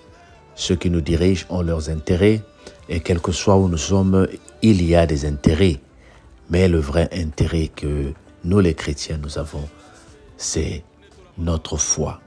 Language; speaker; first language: French; non-native, local second language; Lingala